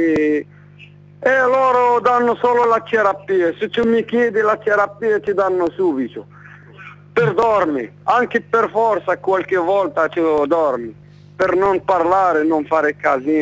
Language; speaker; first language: Italian; non-native, learner; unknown